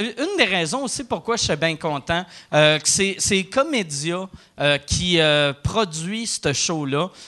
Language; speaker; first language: French; native; French